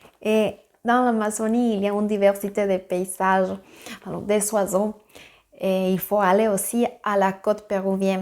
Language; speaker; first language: French; non-native, fluent; Spanish